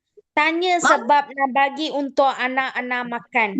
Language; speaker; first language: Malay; non-native, local second language; Tamil